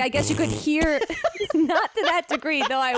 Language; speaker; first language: English; native; English